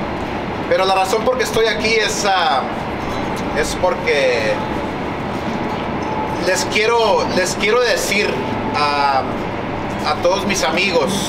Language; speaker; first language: Spanish; early bilingual, heritage; Spanish